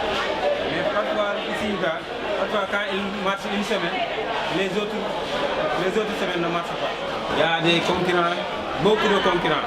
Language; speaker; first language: French; non-native, local second language; Wolof